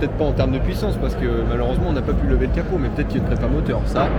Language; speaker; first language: French; native; French